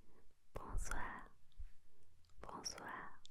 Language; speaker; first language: French; non-native, learner; Spanish